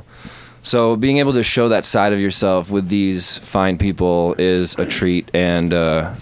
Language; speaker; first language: English; native; English